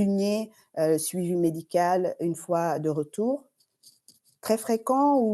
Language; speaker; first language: French; non-native, fluent; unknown